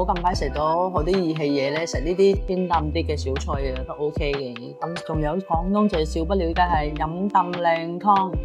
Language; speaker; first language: Chinese; non-native, local second language; Hakka Chinese